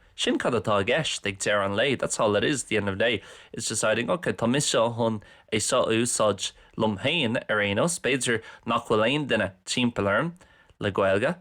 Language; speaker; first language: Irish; non-native, local second language; English